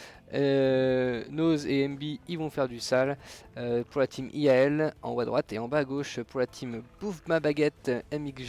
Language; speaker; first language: French; native; French